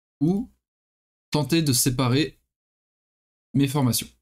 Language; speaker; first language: French; native; French